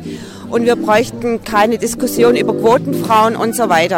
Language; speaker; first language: German; native; German